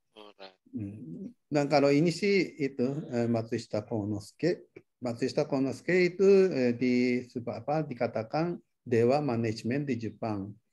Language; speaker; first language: Indonesian; non-native, fluent; Japanese